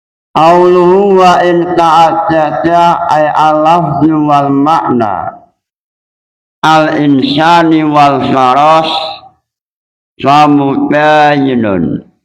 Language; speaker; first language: Arabic; non-native, fluent; Indonesian